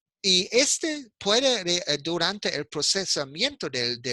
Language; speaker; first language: Spanish; non-native, fluent; German